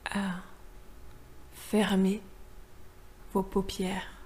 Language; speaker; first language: French; native; French